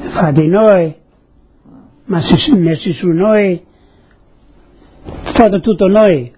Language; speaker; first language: Italian; non-native, local second language; Friulian